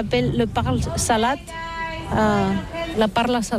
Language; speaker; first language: French; non-native, learner; Catalan